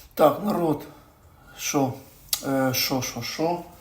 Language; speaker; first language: Ukrainian; non-native, local second language; Russian